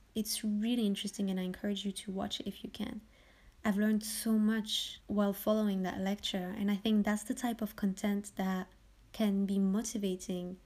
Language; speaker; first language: English; early bilingual, heritage; French